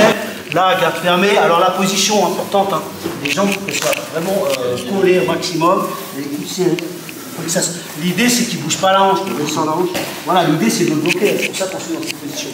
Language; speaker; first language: French; native; French